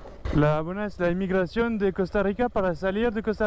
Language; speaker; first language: Spanish; non-native, learner; French